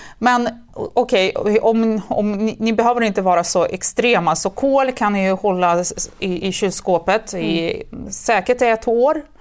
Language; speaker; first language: Swedish; non-native, fluent; Russian